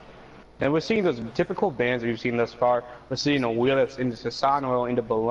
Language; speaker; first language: English; native; English